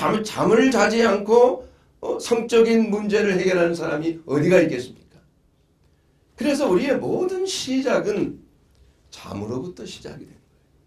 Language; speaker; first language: Korean; native; Korean